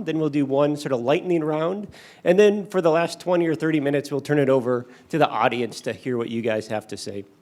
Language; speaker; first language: English; native; English